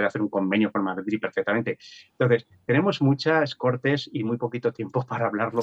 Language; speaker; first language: Spanish; native; Spanish